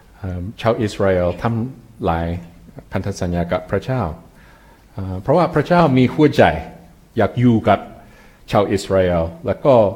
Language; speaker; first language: Thai; non-native, fluent; English